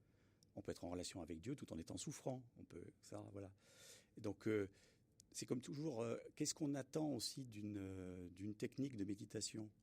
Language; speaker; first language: French; native; French